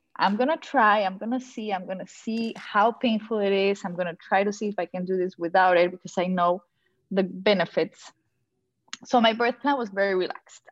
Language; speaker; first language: English; non-native, fluent; Spanish